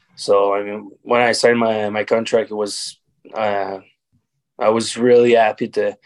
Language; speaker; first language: English; native; English